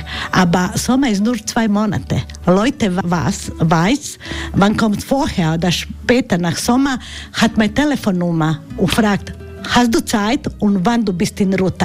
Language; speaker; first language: German; non-native, learner; Croatian